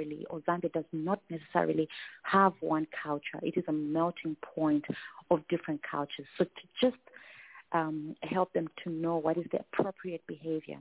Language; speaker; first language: English; non-native, local second language; Tumbuka